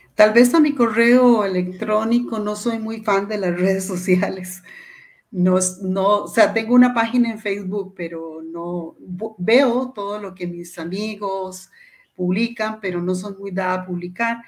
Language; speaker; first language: Spanish; native; Spanish